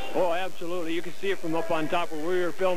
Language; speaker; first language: English; native; English